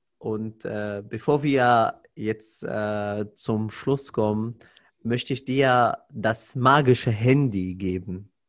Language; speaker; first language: German; non-native, fluent; Arabic